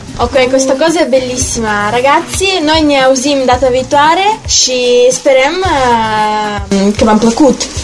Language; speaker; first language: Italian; early bilingual, other home language; Romanian